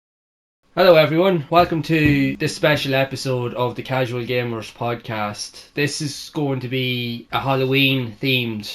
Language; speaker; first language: English; native; English